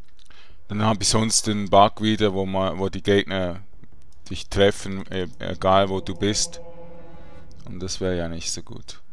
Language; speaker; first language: German; native; German